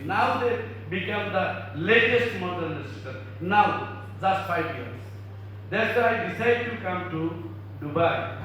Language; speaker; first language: English; non-native, learner; Bangla